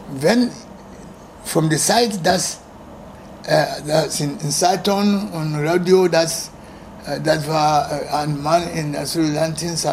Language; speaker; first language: German; non-native, learner; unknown